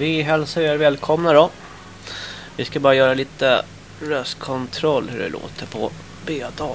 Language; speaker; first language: Swedish; native; Swedish